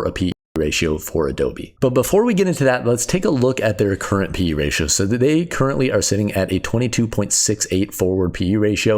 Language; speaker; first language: English; native; English